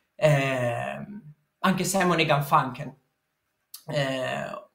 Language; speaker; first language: Italian; native; Italian